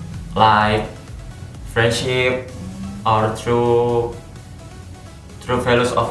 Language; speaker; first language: English; non-native, learner; Indonesian